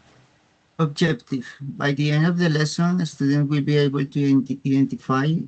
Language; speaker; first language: English; non-native, learner; Spanish